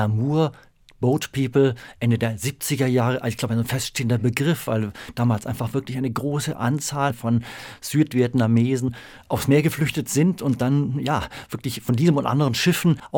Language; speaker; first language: German; native; German